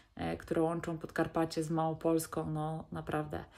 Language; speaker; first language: Polish; native; Polish